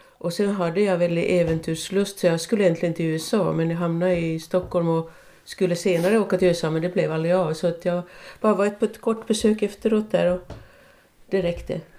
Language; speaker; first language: Swedish; non-native, local second language; Finnish